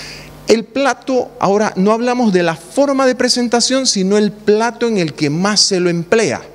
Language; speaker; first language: Spanish; native; Spanish